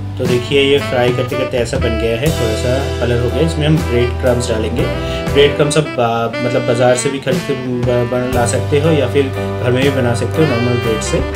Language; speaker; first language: Hindi; non-native, local second language; Bangla